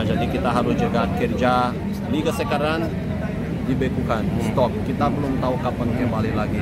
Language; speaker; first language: Indonesian; non-native, fluent; Portuguese